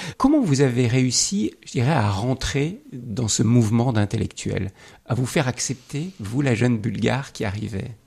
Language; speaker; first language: French; native; French